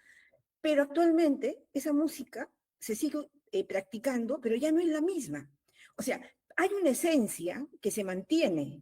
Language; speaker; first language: Spanish; native; Spanish